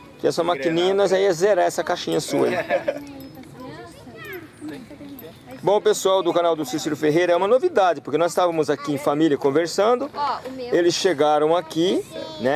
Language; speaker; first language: Portuguese; native; Portuguese